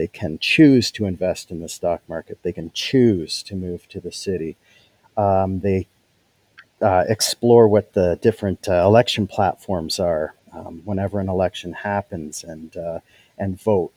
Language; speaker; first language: English; native; English